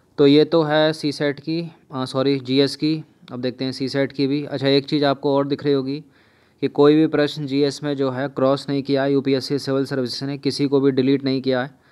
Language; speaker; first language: Hindi; native; Hindi